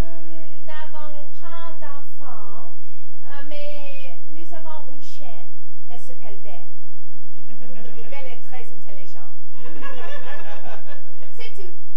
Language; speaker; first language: French; early bilingual, heritage; English